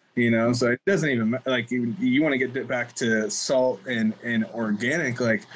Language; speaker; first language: English; native; English